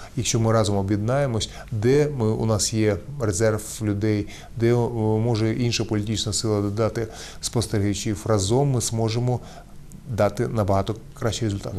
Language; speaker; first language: Ukrainian; non-native, local second language; Russian